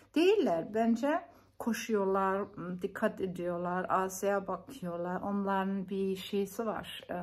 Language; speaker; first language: Turkish; non-native, fluent; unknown